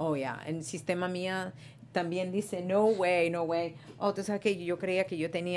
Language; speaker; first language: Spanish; early bilingual, heritage; Spanish